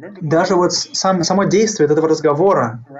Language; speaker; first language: Russian; native; Russian